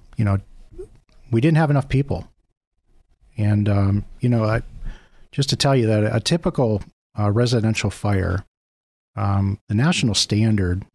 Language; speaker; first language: English; native; English